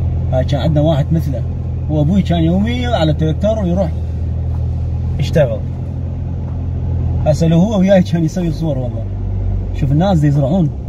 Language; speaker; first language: Arabic; native; Arabic